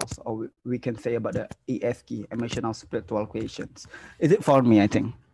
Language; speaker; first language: English; non-native, learner; Indonesian